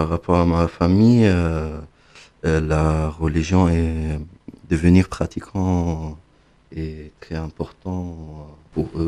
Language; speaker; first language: French; non-native, fluent; Arabic